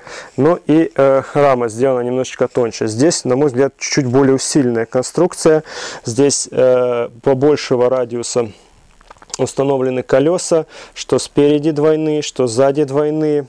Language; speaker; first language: Russian; native; Russian